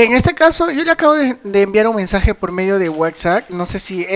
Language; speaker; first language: Spanish; native; Spanish